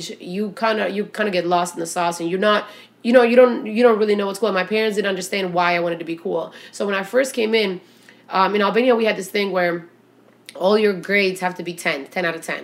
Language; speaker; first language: English; early bilingual, other home language; Albanian